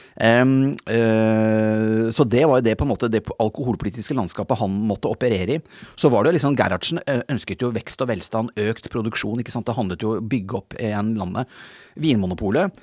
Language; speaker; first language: Norwegian; native; Norwegian